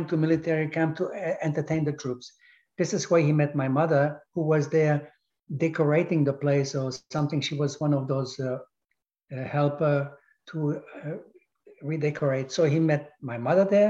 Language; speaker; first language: English; non-native, fluent; German